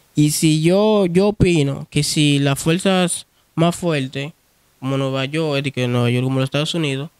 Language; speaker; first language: Spanish; non-native, fluent; Haitian Creole